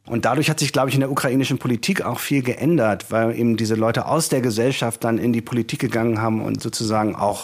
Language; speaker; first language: German; native; German